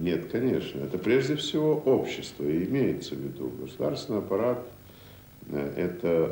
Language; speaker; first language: Russian; native; Russian